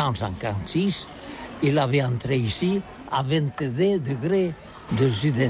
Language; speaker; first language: French; non-native, learner; Catalan